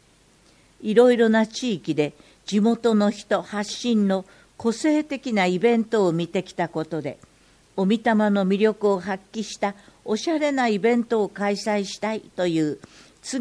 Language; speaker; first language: Japanese; native; Japanese